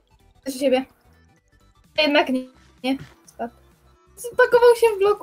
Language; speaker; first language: Polish; native; Polish